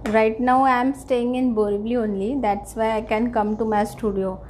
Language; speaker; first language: English; non-native, local second language; Hindi